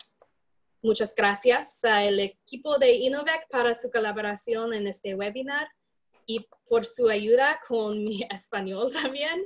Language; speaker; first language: Spanish; non-native, fluent; English